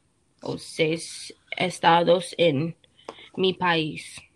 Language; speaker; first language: Spanish; non-native, learner; English